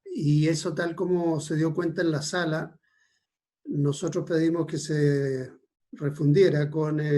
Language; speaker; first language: Spanish; native; Spanish